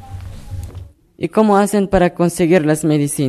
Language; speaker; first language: Spanish; non-native, local second language; Tzotzil